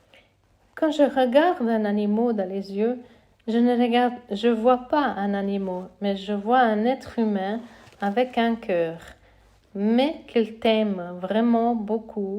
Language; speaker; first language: French; non-native, fluent; Italian